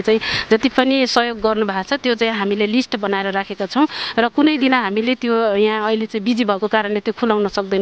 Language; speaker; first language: Nepali; native; Nepali